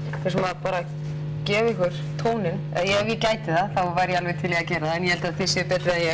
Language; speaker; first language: Icelandic; native; Icelandic